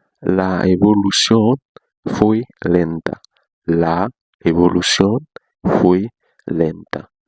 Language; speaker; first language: Spanish; non-native, learner; Haitian Creole